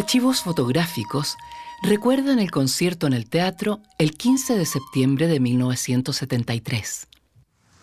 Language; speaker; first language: Spanish; native; Spanish